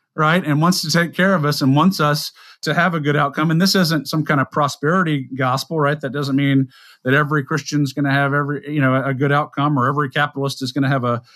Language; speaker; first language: English; native; English